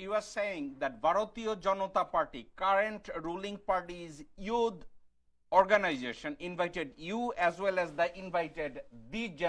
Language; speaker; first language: English; non-native, fluent; Bangla